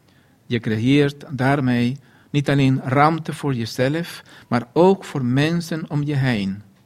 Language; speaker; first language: Dutch; non-native, fluent; Spanish